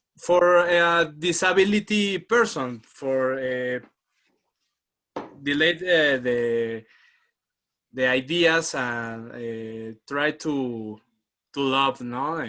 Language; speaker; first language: English; non-native, learner; Spanish